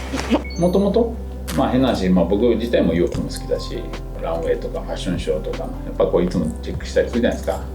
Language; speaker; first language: Japanese; native; Japanese